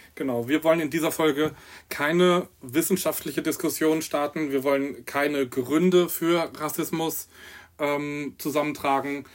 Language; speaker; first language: German; native; German